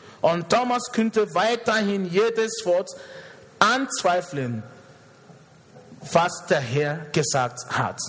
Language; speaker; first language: German; non-native, fluent; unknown